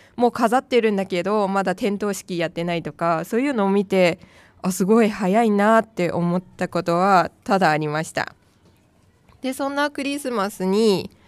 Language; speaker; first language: Japanese; non-native, fluent; Chinese